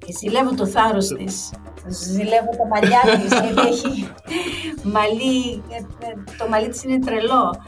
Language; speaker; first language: Greek; early bilingual, heritage; Greek